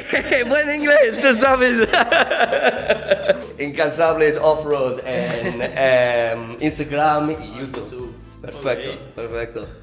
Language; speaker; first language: Spanish; non-native, learner; English